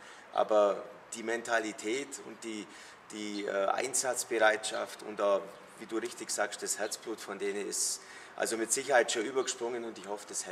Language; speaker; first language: German; native; German